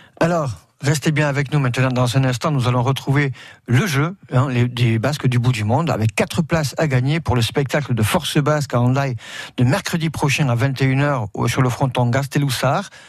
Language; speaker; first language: French; native; French